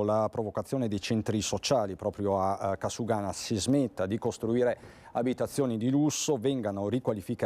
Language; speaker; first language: Italian; native; Italian